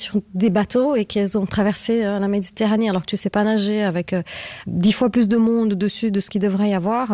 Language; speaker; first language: French; native; French